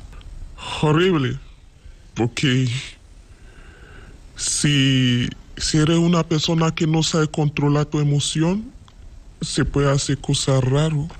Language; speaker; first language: Spanish; non-native, learner; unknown